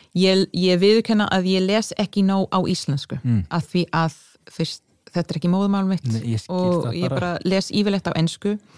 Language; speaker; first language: Icelandic; non-native, fluent; English